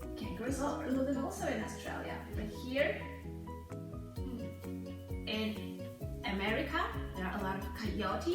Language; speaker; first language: English; non-native, fluent; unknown